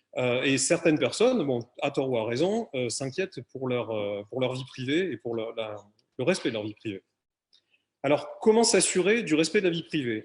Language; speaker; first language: French; native; French